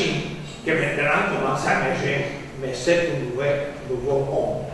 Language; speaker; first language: French; non-native, fluent; Spanish